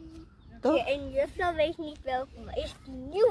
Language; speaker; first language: Dutch; early bilingual, other home language; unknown